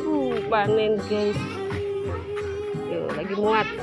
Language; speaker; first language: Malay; non-native, local second language; Sundanese